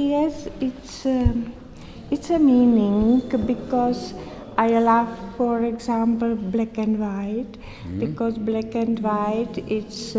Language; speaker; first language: English; non-native, learner; Czech